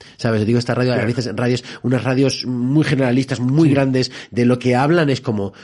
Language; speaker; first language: Spanish; native; Spanish